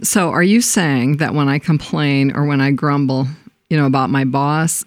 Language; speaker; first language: English; native; English